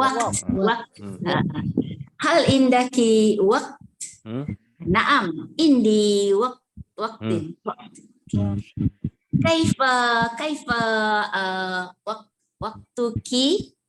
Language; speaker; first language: Arabic; non-native, learner; Malay